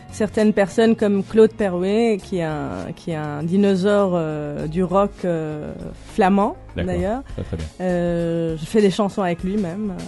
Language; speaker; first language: French; non-native, local second language; Armenian